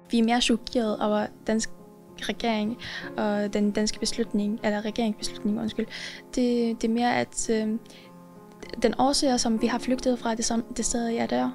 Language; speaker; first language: Danish; non-native, fluent; Arabic